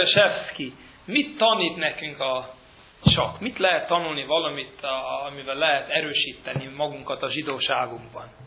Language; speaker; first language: Hungarian; early bilingual, heritage; Hungarian